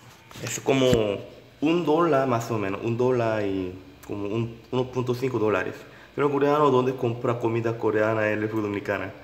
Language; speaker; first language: Spanish; non-native, learner; Korean